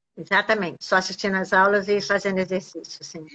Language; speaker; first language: Portuguese; native; Portuguese